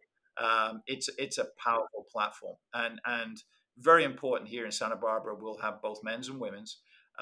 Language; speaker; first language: English; native; English